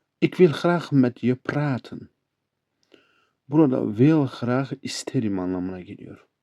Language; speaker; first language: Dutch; non-native, learner; Turkish